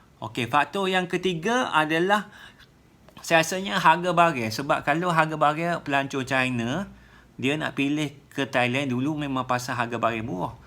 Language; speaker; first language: Malay; native; Malay